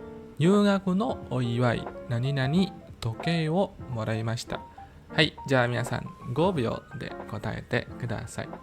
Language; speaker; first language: Japanese; non-native, fluent; Indonesian